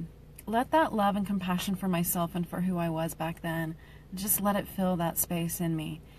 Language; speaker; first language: English; native; English